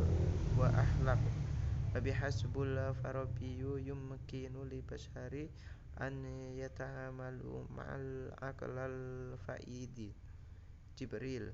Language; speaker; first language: Arabic; non-native, learner; Indonesian